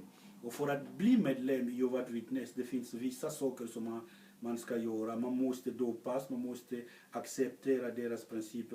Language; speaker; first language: Swedish; non-native, fluent; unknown